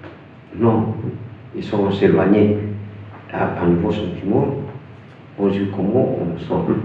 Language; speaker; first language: French; non-native, fluent; Spanish